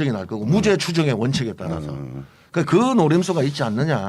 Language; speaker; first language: Korean; native; Korean